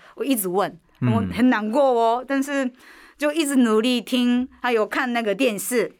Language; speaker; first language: Chinese; non-native, fluent; Japanese